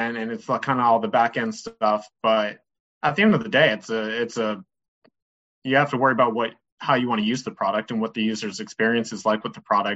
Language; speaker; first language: English; native; English